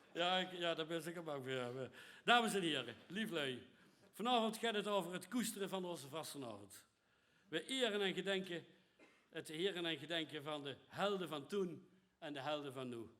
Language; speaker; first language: Dutch; native; Dutch